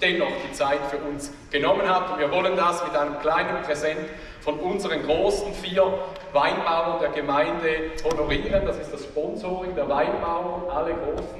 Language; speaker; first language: German; native; German